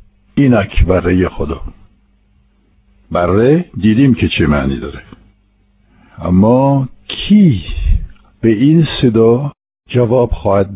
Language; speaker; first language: Persian; non-native, fluent; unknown